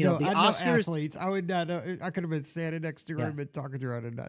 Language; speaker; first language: English; native; English